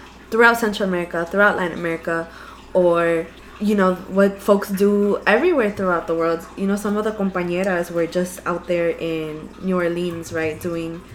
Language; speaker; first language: English; early bilingual, other home language; Spanish